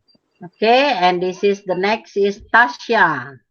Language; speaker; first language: English; non-native, fluent; Indonesian